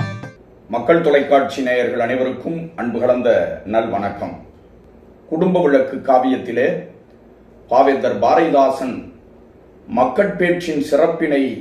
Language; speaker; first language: Tamil; native; Tamil